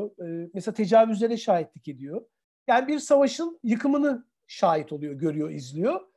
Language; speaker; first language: Turkish; native; Turkish